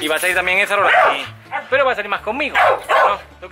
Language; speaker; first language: Spanish; native; Spanish